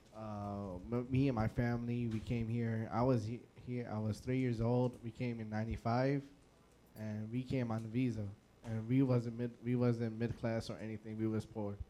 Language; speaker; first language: English; early bilingual, other home language; Spanish